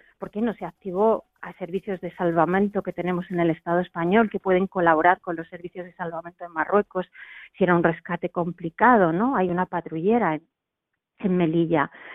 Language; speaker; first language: Spanish; native; Spanish